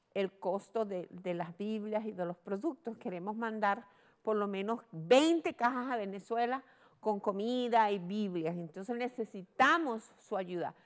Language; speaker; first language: Spanish; early bilingual, heritage; Spanish